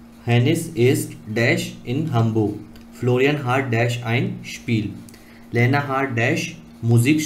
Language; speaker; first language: German; non-native, learner; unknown